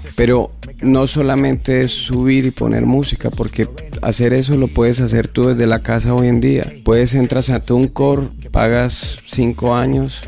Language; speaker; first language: Spanish; native; Spanish